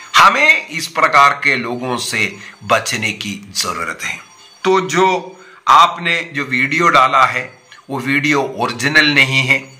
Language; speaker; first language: Hindi; non-native, local second language; Malayalam